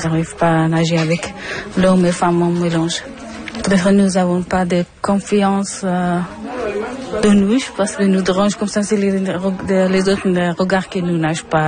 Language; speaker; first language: French; non-native, learner; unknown